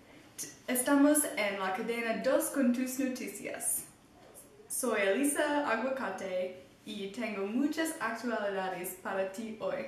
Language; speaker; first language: Spanish; non-native, learner; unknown